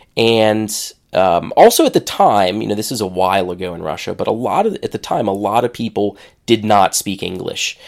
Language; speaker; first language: English; native; English